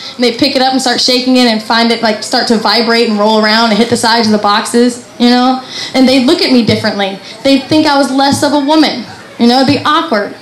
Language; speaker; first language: English; native; English